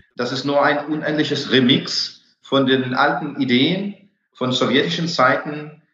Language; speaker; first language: German; non-native, fluent; Russian